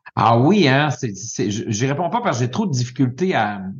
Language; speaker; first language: French; native; French